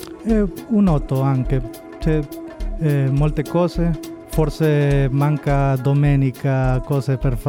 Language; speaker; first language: Italian; non-native, learner; Spanish